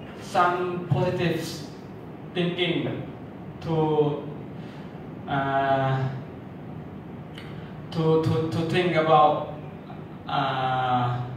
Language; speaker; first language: English; non-native, learner; Thai